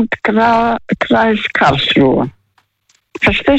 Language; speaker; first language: German; non-native, fluent; Russian